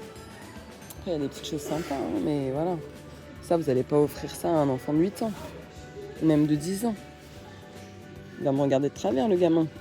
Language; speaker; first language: French; native; French